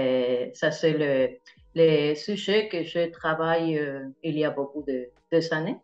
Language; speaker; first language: French; non-native, fluent; Spanish